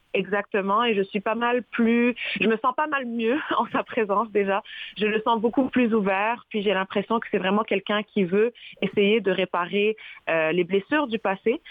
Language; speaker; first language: French; early bilingual, other home language; Arabic